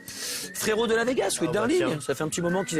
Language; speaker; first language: French; native; French